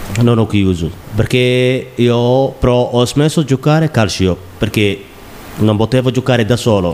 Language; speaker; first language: Italian; non-native, learner; Somali